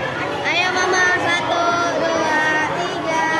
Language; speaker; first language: Indonesian; native; Indonesian